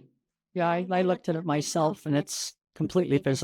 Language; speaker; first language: English; native; English